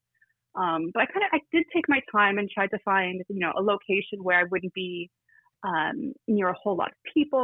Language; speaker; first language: English; native; English